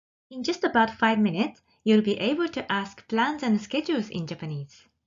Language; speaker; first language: English; non-native, fluent; Japanese